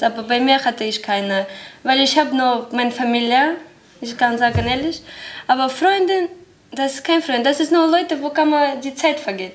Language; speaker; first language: German; non-native, learner; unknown